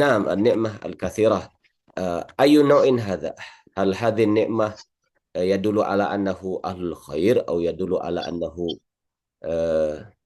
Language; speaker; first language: Arabic; non-native, learner; Indonesian